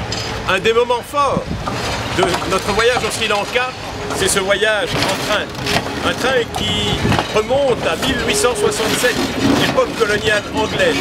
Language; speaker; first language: French; native; French